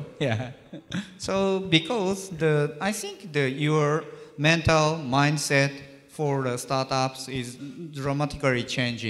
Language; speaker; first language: English; non-native, learner; Japanese